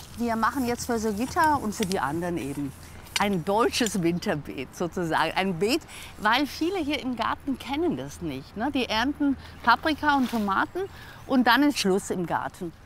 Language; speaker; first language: German; native; German